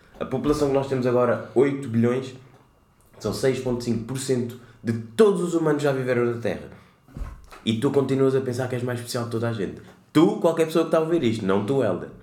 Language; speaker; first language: Portuguese; native; Portuguese